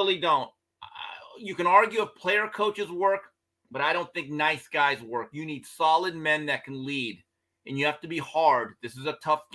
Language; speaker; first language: English; native; English